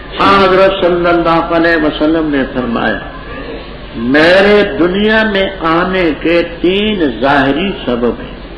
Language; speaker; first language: Urdu; non-native, local second language; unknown